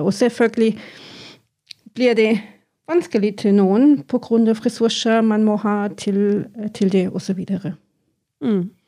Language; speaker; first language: Norwegian; non-native, fluent; German